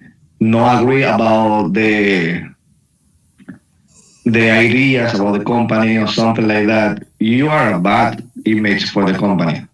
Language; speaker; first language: English; non-native, learner; Spanish